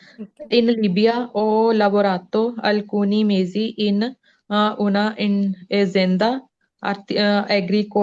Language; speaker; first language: Italian; non-native, learner; Punjabi